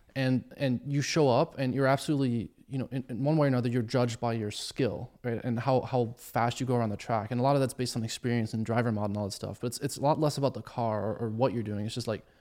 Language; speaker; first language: English; early bilingual, other home language; German